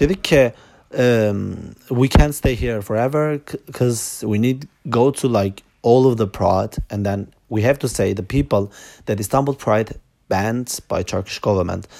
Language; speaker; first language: English; non-native, learner; Kurdish